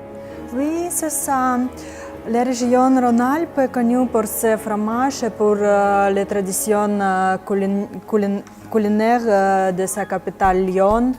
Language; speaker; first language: French; non-native, fluent; Russian